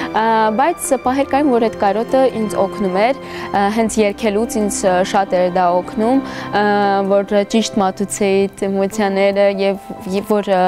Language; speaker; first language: Armenian; early bilingual, heritage; Armenian